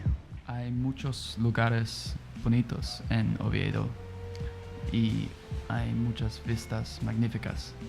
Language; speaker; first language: Spanish; non-native, learner; English